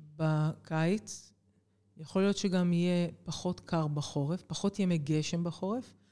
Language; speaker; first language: Hebrew; native; Hebrew